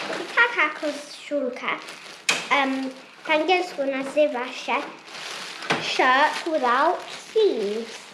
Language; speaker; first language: Polish; early bilingual, heritage; Polish